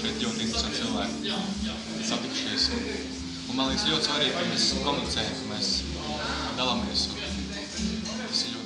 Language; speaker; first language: Latvian; non-native, learner; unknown